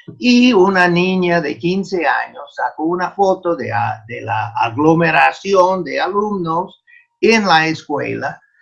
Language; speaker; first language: Spanish; non-native, fluent; English